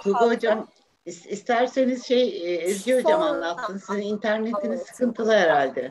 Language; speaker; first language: Turkish; native; Turkish